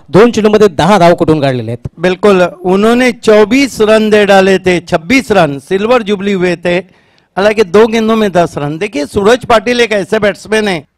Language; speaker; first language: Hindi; non-native, local second language; Marathi